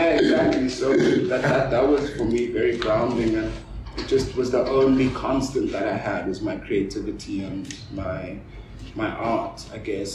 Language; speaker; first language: English; non-native, local second language; Afrikaans